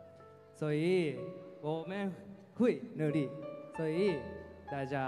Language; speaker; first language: Chinese; non-native, learner; Japanese